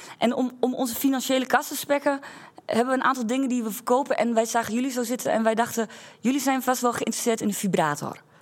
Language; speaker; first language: Dutch; native; Dutch